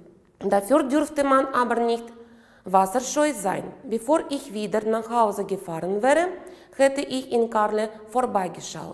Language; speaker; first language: German; non-native, fluent; Uzbek